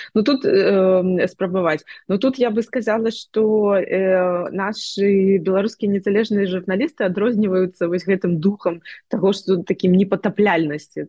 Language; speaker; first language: Belarusian; non-native, local second language; Russian